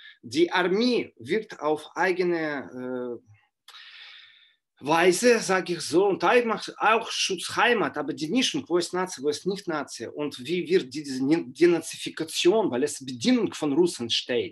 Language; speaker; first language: German; non-native, fluent; Russian